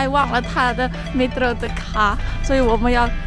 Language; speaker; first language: Chinese; early bilingual, heritage; Dutch